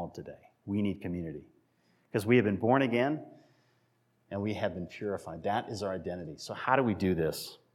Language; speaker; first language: English; native; English